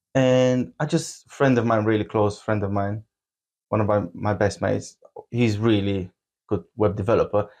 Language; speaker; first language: English; non-native, fluent; Bulgarian